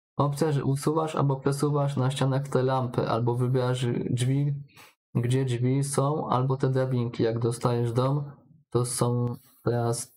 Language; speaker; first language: Polish; native; Polish